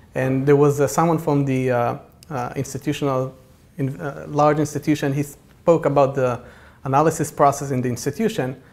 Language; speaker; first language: English; non-native, fluent; Hebrew